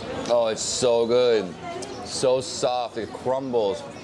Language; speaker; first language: English; early bilingual, other home language; Spanish